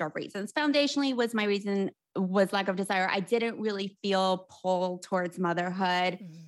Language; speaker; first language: English; early bilingual, other home language; Spanish